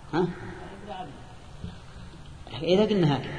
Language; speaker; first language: Arabic; native; Arabic